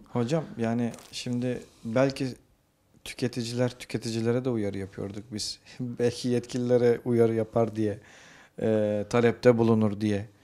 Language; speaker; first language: Turkish; native; Turkish